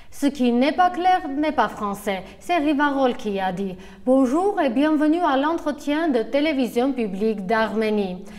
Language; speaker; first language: French; non-native, fluent; Armenian